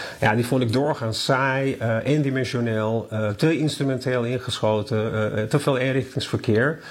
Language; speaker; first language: Dutch; non-native, fluent; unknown